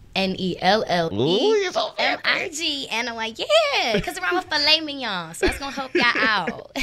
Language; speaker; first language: English; native; English